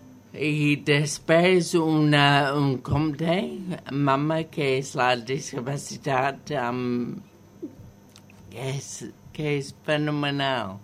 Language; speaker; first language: Catalan; non-native, learner; English